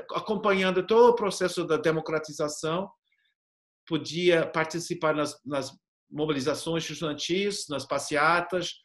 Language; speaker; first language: Portuguese; non-native, fluent; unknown